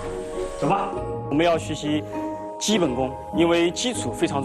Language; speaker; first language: Chinese; native; Chinese